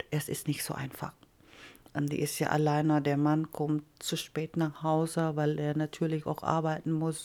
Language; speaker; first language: German; non-native, fluent; Iloko